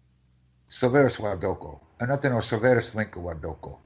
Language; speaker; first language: Japanese; non-native, learner; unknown